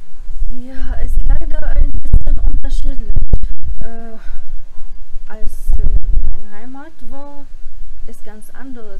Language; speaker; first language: German; non-native, learner; Arabic